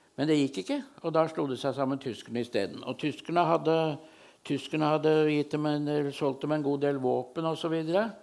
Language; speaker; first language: Norwegian; native; Norwegian